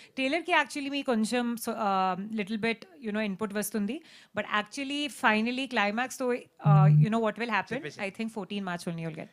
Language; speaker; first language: Telugu; non-native, learner; Hindi